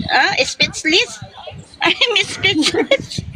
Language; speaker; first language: English; non-native, local second language; Filipino